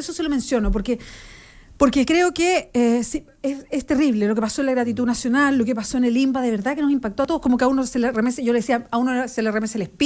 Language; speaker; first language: Spanish; native; Spanish